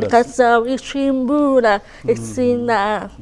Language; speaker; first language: Portuguese; non-native, local second language; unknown